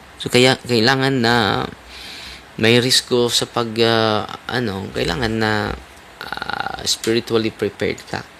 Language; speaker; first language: Filipino; non-native, local second language; Cebuano